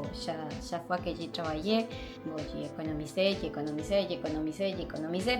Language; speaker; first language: French; non-native, learner; Spanish